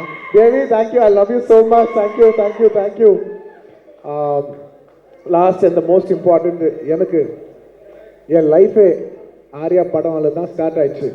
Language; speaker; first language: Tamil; non-native, local second language; Telugu